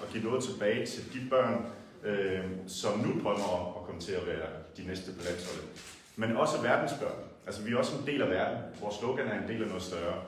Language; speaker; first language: Danish; native; Danish